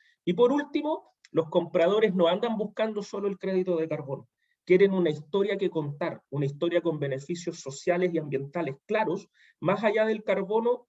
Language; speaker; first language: Spanish; native; Spanish